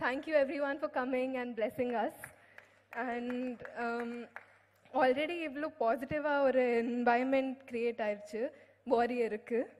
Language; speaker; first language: Tamil; non-native, fluent; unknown